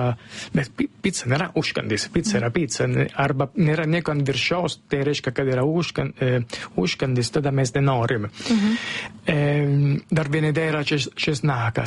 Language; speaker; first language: Lithuanian; non-native, learner; Italian